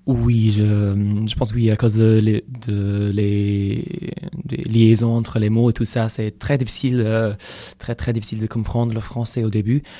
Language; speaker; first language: French; non-native, fluent; English